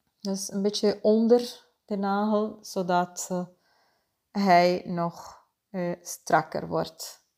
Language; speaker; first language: Dutch; non-native, fluent; Spanish